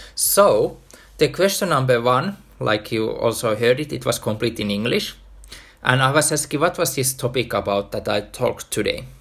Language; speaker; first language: English; non-native, fluent; Finnish